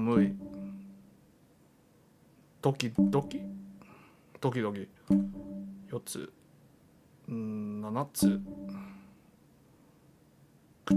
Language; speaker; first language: Japanese; non-native, learner; English